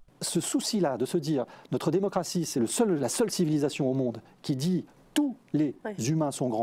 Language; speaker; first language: French; native; French